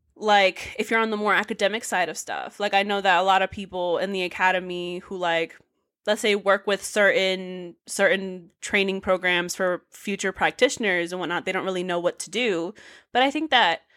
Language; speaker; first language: English; native; English